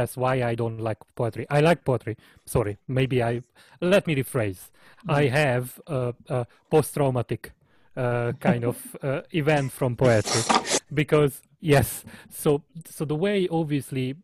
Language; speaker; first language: English; non-native, fluent; Hungarian